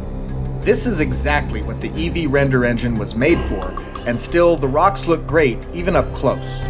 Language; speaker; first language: English; native; English